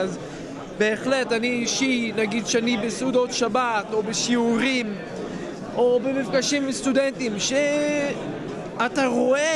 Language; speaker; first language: Hebrew; non-native, fluent; English